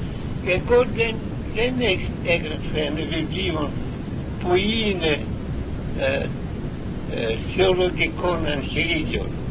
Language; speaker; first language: Greek; non-native, learner; Russian